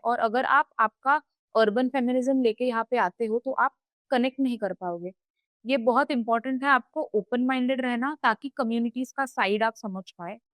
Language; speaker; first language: Hindi; non-native, local second language; Marathi